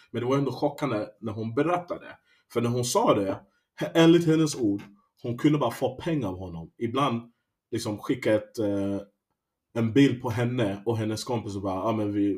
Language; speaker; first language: Swedish; native; Swedish